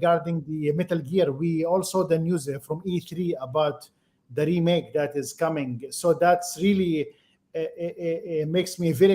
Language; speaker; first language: English; non-native, fluent; Arabic